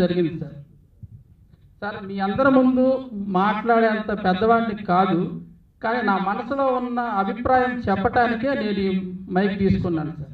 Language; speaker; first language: Telugu; native; Telugu